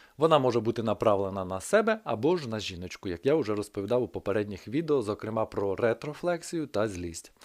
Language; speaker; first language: Ukrainian; native; Ukrainian